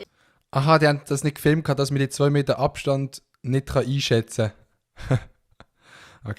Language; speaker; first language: German; native; German